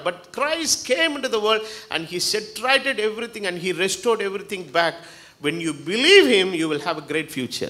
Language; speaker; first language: English; non-native, local second language; Tamil